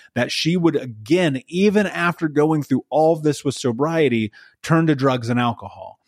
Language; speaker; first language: English; native; English